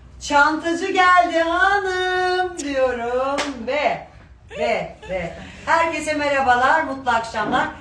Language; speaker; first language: Turkish; native; Turkish